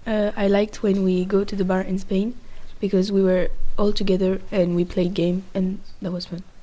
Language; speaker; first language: English; non-native, learner; Catalan